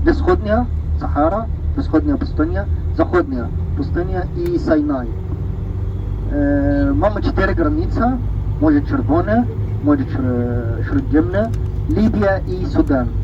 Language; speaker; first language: Polish; non-native, learner; Arabic